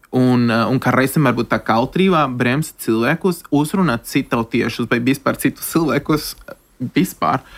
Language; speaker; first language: Latvian; non-native, fluent; Spanish